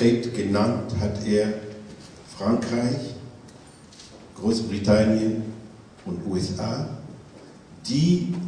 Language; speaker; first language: German; non-native, fluent; French